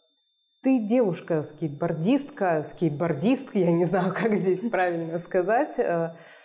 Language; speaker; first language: Russian; native; Russian